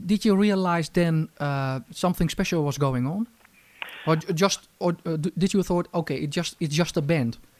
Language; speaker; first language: English; non-native, fluent; Dutch